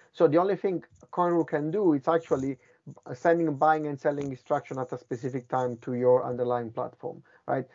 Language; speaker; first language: English; non-native, fluent; Italian